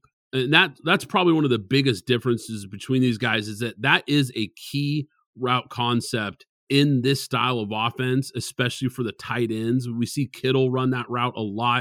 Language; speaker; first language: English; native; English